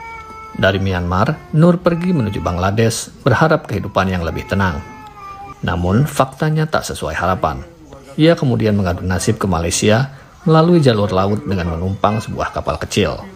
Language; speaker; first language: Indonesian; native; Indonesian